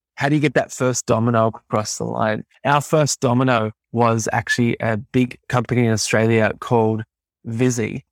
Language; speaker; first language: English; native; English